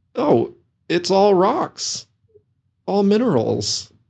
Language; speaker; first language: English; native; English